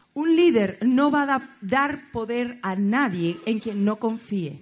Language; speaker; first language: Spanish; native; Spanish